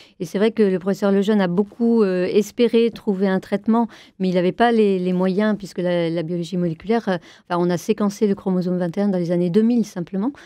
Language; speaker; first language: French; native; French